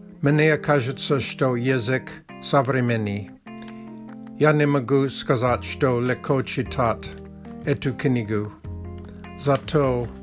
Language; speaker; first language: Russian; non-native, learner; Czech